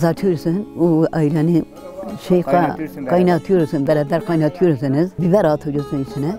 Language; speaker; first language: Turkish; non-native, local second language; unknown